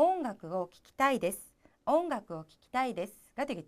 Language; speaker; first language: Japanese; non-native, fluent; Korean